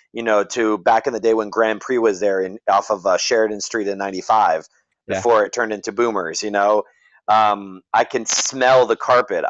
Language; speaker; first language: English; native; English